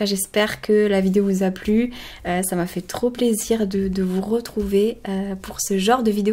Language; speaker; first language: French; native; French